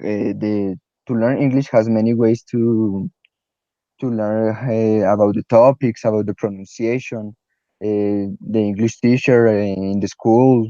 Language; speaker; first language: English; non-native, learner; Spanish